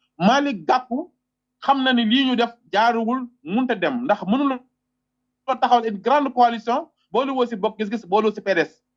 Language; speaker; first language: Wolof; native; Wolof